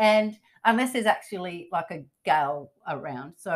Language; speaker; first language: English; native; English